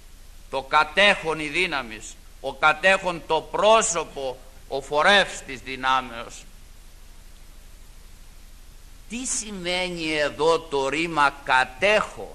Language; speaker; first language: Greek; native; Greek